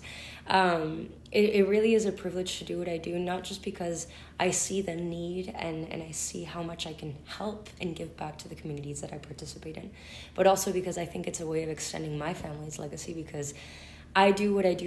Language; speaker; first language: English; non-native, fluent; Spanish